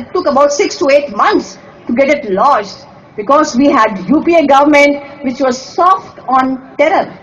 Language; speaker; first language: English; non-native, local second language; Hindi